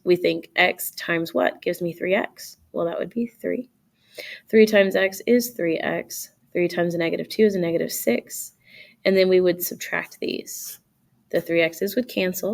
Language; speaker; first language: English; native; English